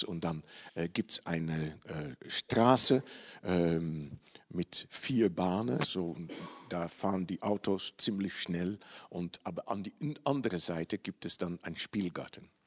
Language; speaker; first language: German; non-native, learner; Dutch